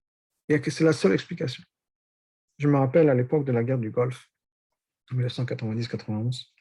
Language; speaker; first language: French; native; French